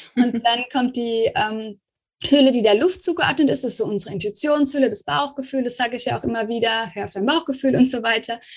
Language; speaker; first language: German; native; German